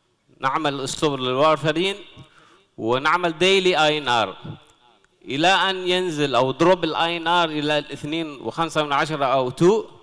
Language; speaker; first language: Arabic; native; Arabic